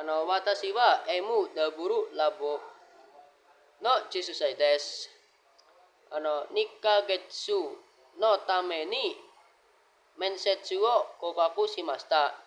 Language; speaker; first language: Japanese; non-native, learner; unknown